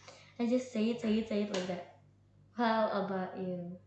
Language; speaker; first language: English; non-native, learner; Indonesian